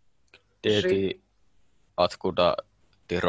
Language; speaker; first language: Russian; non-native, learner; Finnish